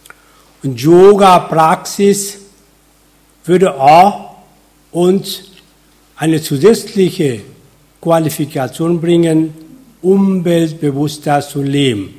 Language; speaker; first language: German; non-native, fluent; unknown